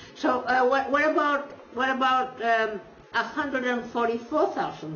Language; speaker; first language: English; non-native, fluent; Spanish